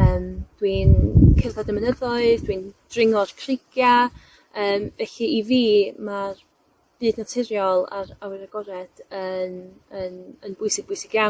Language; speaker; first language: Welsh; native; Welsh